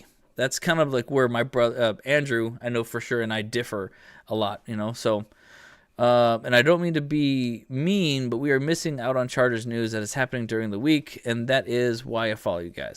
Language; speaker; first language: English; native; English